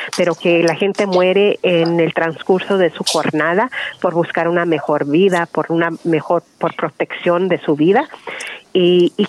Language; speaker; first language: Spanish; early bilingual, heritage; Spanish